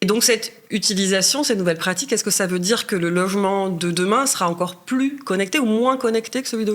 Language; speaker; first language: French; native; French